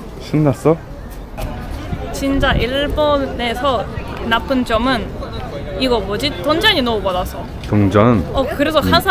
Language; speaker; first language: Korean; non-native, learner; Russian